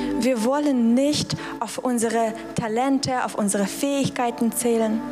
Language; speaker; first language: German; non-native, fluent; Russian